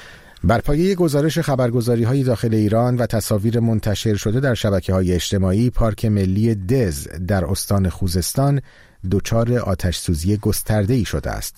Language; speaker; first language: Persian; native; Persian